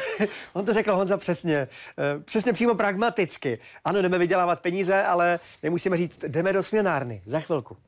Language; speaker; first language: Czech; native; Czech